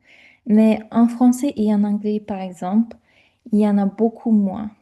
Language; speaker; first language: French; non-native, fluent; English